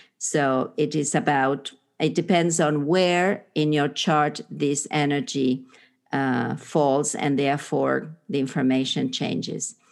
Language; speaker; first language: English; non-native, fluent; Spanish